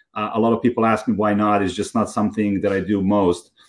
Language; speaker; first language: English; non-native, fluent; Serbian